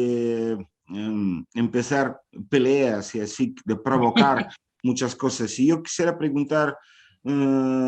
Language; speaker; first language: Spanish; non-native, fluent; Ukrainian